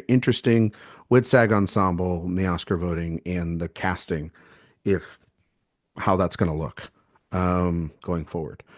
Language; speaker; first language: English; native; English